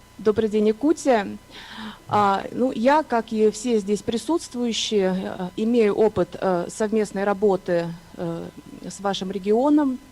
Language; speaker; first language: Russian; native; Russian